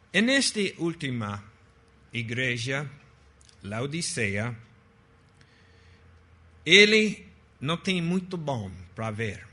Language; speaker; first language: Portuguese; non-native, fluent; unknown